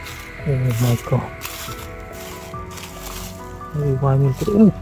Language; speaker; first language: English; non-native, learner; Khmer